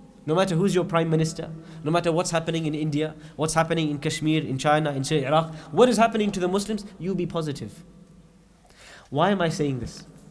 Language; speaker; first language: English; native; English